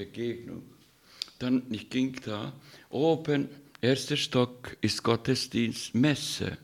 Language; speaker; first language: German; non-native, fluent; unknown